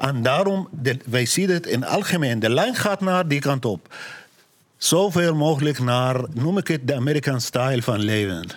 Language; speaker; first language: Dutch; non-native, learner; Arabic